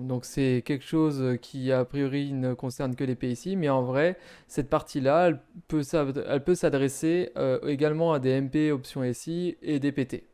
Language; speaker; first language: French; native; French